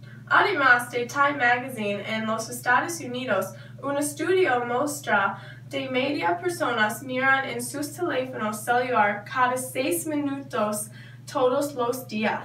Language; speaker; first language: Spanish; non-native, learner; English